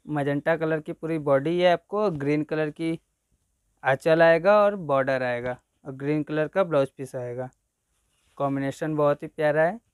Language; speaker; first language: Hindi; native; Hindi